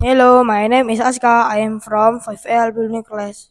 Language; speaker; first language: English; non-native, learner; Indonesian